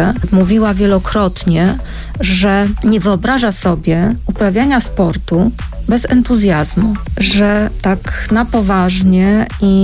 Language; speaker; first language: Polish; native; Polish